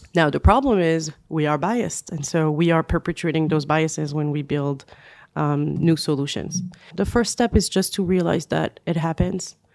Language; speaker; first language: English; non-native, fluent; French